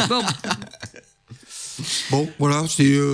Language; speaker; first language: French; native; French